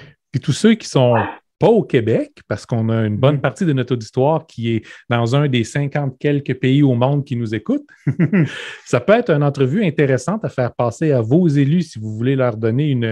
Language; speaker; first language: French; native; French